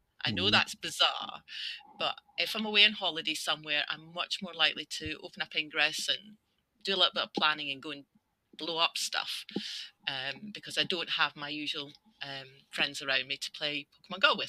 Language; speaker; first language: English; native; English